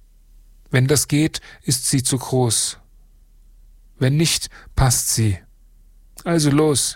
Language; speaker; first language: German; native; German